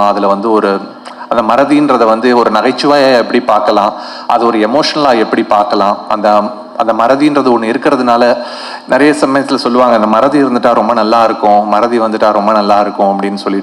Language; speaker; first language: Tamil; native; Tamil